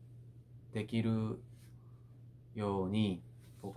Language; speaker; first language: Japanese; non-native, learner; Korean